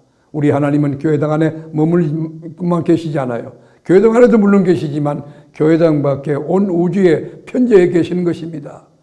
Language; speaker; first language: Korean; native; Korean